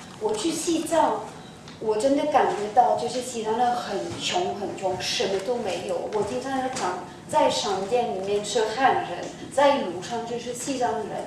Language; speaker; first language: Chinese; non-native, fluent; French